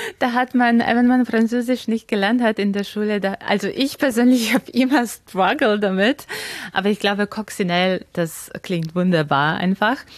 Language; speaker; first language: German; non-native, fluent; Ukrainian